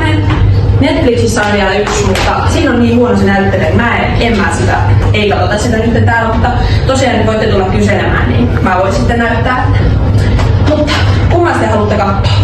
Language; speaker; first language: Finnish; native; Finnish